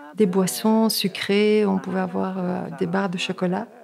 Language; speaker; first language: French; native; French